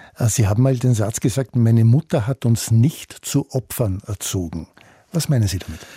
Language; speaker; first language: German; native; German